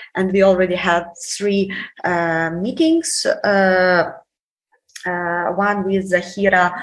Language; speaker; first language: English; non-native, fluent; Ukrainian